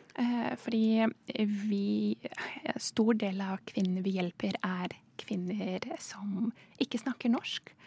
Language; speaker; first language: Norwegian; non-native, fluent; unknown